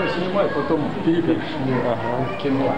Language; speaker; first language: Russian; native; Russian